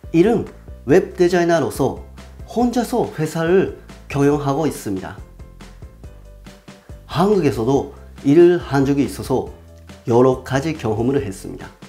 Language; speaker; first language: Korean; non-native, learner; Japanese